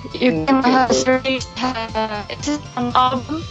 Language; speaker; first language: English; non-native, learner; Japanese